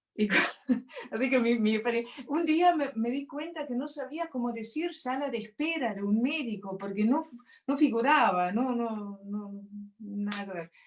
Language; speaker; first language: Spanish; non-native, fluent; English